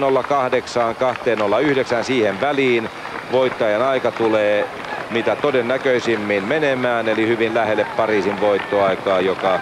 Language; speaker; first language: Finnish; native; Finnish